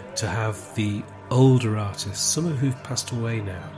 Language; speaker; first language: English; native; English